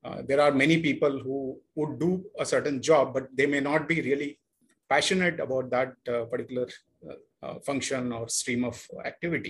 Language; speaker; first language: English; non-native, local second language; Kannada